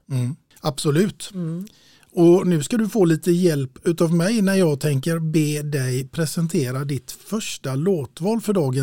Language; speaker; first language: Swedish; native; Swedish